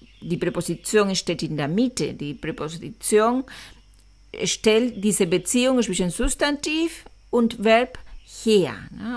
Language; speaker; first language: German; non-native, fluent; Spanish